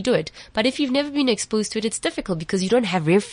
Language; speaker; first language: English; non-native, local second language; Southern Sotho